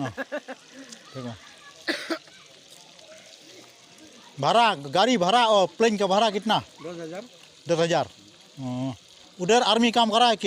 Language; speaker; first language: Hindi; non-native, local second language; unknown